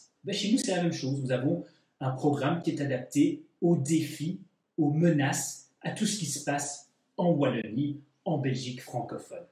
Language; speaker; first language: French; native; French